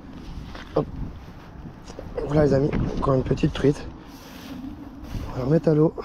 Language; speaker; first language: French; native; French